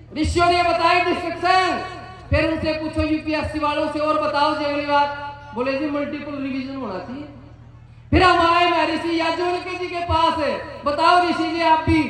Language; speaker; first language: Hindi; native; Hindi